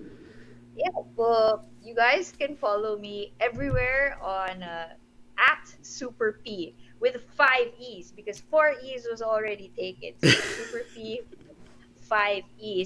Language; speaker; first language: English; non-native, local second language; Filipino